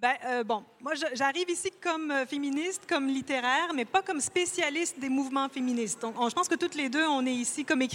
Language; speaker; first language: French; native; French